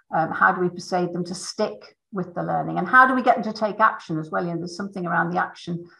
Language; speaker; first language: English; native; English